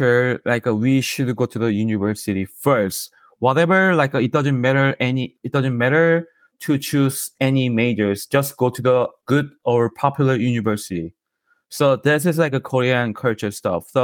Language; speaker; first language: English; non-native, learner; Korean